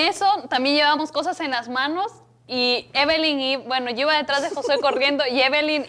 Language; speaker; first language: Spanish; native; Spanish